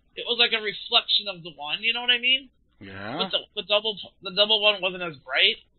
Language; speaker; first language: English; native; English